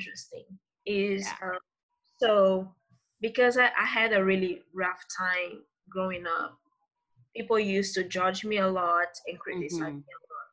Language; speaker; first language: English; non-native, fluent; Portuguese